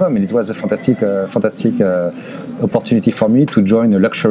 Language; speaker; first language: English; non-native, fluent; French